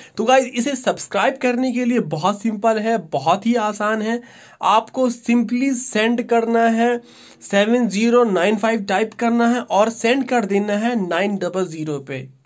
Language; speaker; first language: Hindi; native; Hindi